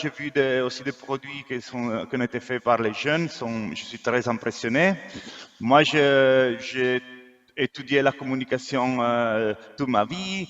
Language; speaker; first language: French; non-native, fluent; Italian